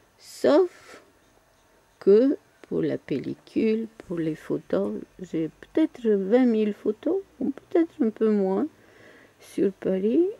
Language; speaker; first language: French; non-native, fluent; Bulgarian